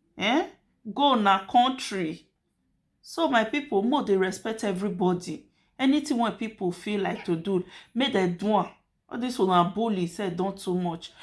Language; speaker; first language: Nigerian Pidgin; native; Nigerian Pidgin